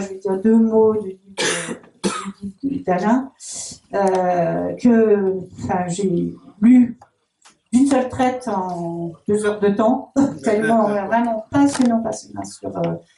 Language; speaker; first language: French; native; French